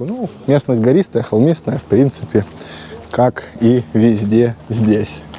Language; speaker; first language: Russian; native; Russian